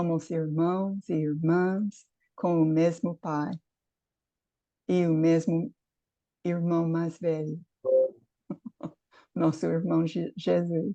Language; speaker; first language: Portuguese; non-native, fluent; English